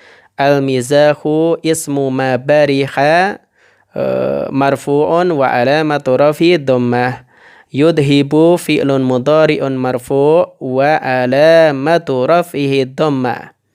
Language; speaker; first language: Arabic; non-native, fluent; Indonesian